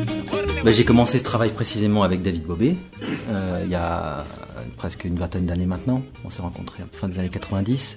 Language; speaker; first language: French; native; French